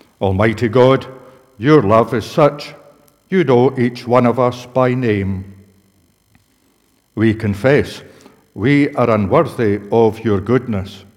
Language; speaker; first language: English; native; English